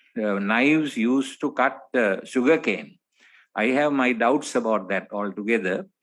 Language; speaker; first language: English; non-native, local second language; Sinhala